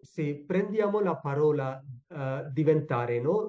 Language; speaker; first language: Italian; non-native, fluent; Tamil